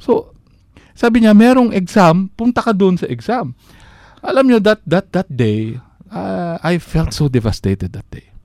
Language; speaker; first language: Filipino; non-native, local second language; Iloko